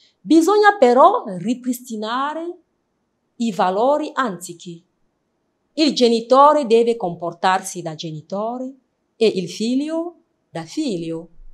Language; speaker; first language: Italian; non-native, fluent; French